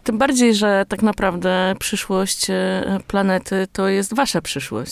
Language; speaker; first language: Polish; native; Polish